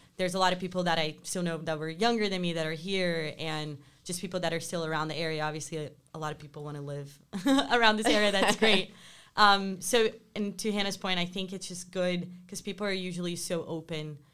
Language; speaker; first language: English; non-native, fluent; Portuguese